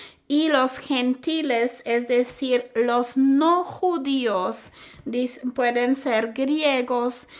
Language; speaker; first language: Spanish; non-native, fluent; German